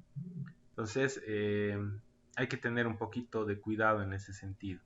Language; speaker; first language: Spanish; native; Spanish